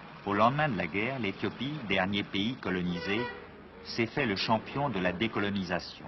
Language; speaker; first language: French; native; French